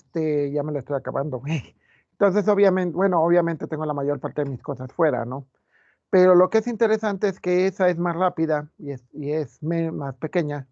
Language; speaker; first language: Spanish; native; Spanish